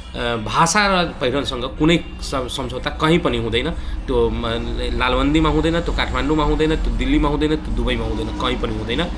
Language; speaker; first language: Nepali; non-native, local second language; Maithili